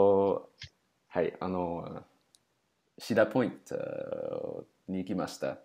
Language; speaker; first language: Japanese; non-native, learner; English